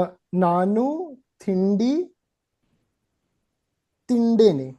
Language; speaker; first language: Kannada; non-native, learner; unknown